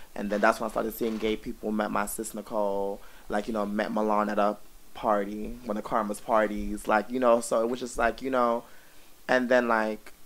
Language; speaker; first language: English; native; English